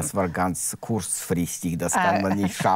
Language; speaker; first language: German; non-native, learner; Russian